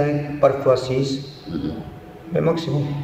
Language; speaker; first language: French; non-native, learner; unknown